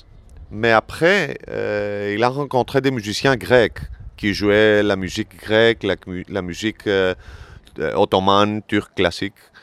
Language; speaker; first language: French; non-native, learner; Greek